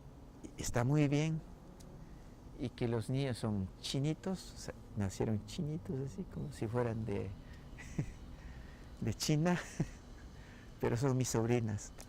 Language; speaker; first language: Spanish; non-native, local second language; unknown